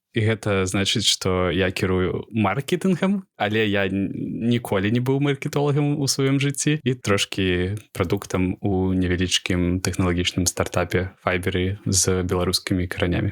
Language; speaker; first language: Belarusian; non-native, local second language; Russian